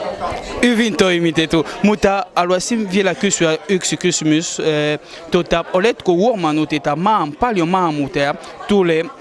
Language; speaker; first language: Finnish; non-native, fluent; Lingala